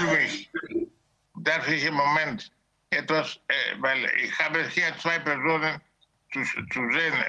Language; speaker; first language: German; non-native, learner; Greek